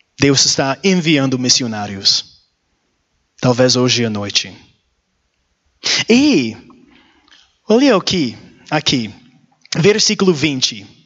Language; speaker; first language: Portuguese; non-native, learner; English